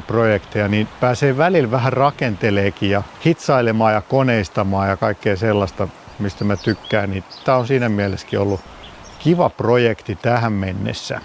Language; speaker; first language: Finnish; native; Finnish